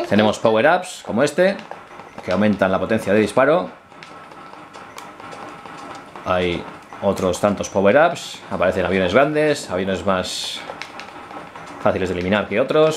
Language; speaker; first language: Spanish; native; Spanish